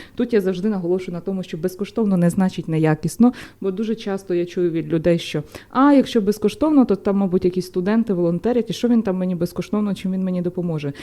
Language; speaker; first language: Ukrainian; native; Ukrainian